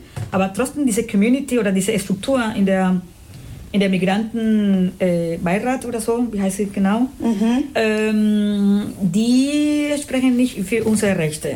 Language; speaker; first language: German; non-native, fluent; Spanish